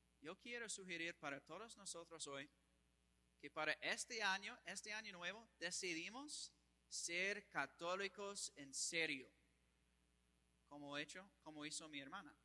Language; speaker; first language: Spanish; non-native, fluent; English